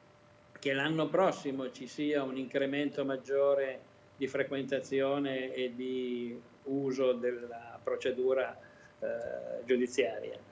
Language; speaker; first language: Italian; native; Italian